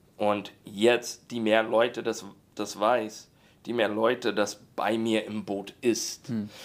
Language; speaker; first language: German; non-native, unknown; English